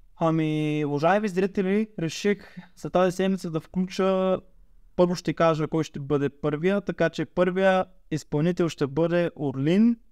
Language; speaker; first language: Bulgarian; native; Bulgarian